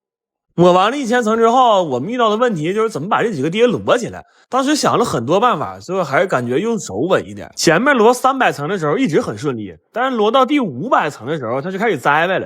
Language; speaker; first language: Chinese; native; Chinese